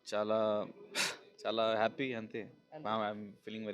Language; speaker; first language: Telugu; non-native, local second language; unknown